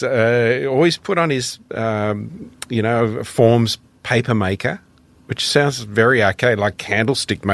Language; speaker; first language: English; native; English